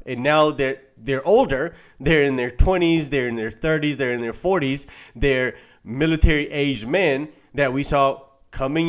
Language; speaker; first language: English; native; English